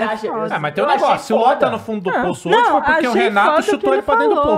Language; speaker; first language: Portuguese; native; Portuguese